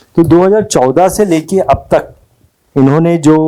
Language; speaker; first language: Hindi; non-native, local second language; Marathi